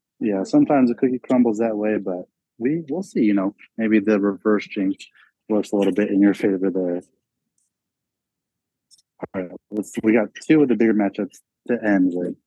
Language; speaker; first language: English; native; English